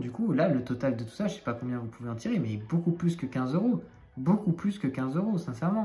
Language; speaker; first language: French; native; French